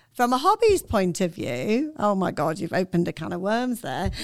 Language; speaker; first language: English; non-native, fluent; Arabic